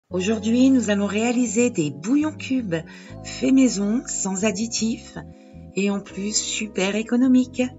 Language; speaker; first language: French; native; French